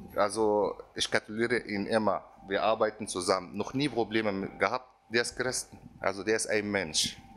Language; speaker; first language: German; non-native, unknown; Arabic